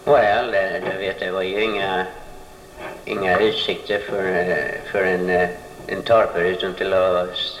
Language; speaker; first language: Swedish; early bilingual, heritage; Swedish